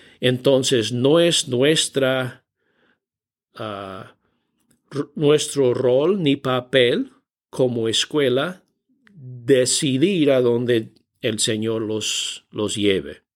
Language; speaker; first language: Spanish; non-native, fluent; English